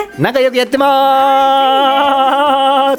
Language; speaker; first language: Japanese; native; Japanese